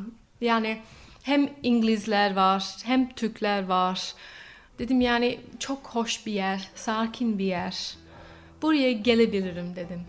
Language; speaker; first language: Turkish; non-native, learner; English